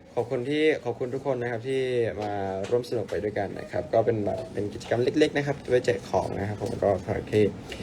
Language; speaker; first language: Thai; native; Thai